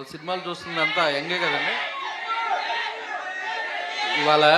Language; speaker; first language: Telugu; native; Telugu